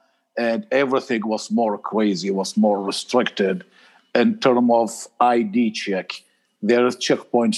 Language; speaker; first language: English; non-native, fluent; Arabic